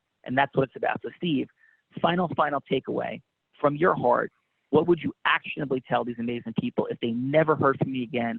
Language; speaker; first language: English; native; English